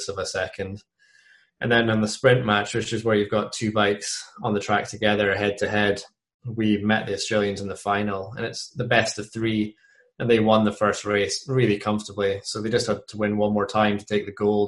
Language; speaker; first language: English; native; English